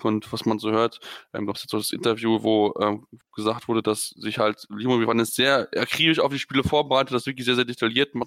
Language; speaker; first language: German; native; German